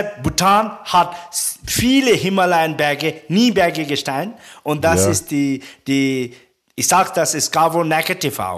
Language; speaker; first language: German; non-native, learner; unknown